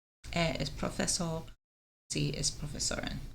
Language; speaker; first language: German; non-native, learner; English